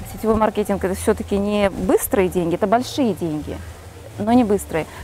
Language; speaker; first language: Russian; non-native, local second language; Kazakh